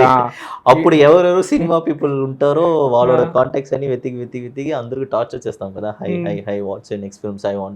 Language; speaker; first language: Telugu; early bilingual, heritage; Telugu